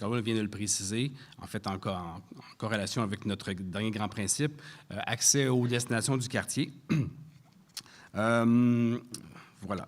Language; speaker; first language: French; native; French